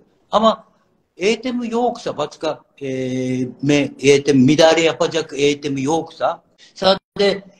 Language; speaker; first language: Turkish; non-native, learner; Japanese